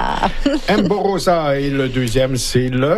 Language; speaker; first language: French; native; French